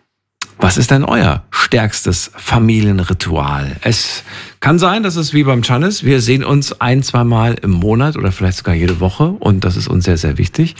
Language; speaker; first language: German; native; German